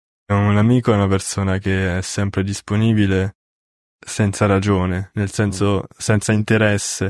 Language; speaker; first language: Italian; native; Italian